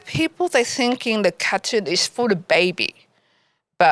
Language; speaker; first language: English; non-native, learner; Vietnamese